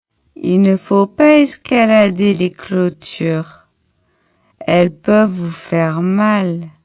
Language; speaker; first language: French; non-native, local second language; Arabic